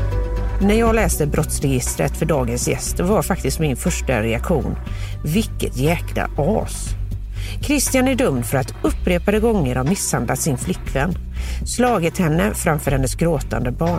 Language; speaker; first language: Swedish; native; Swedish